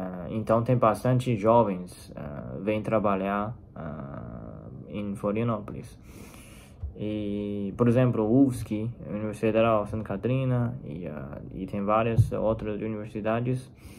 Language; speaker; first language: Portuguese; non-native, fluent; Chinese